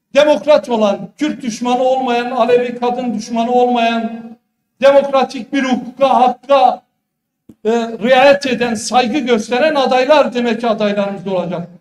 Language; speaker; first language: Turkish; non-native, local second language; Kurdish